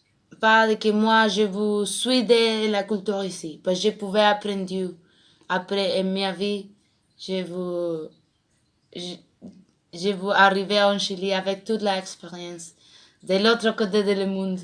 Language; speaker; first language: French; non-native, learner; Spanish